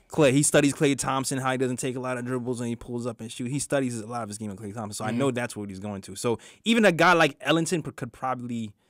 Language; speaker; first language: English; native; English